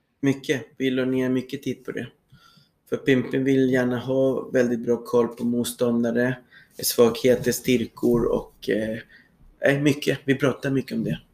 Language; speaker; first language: Swedish; non-native, fluent; Spanish